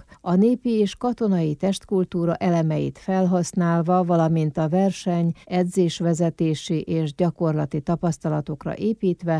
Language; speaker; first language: Hungarian; native; Hungarian